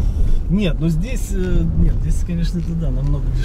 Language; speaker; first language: Russian; native; Russian